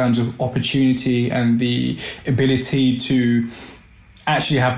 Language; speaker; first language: English; native; English